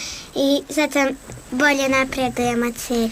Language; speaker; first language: Serbian; native; Serbian